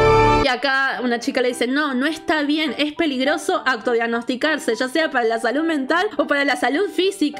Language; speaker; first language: Spanish; native; Spanish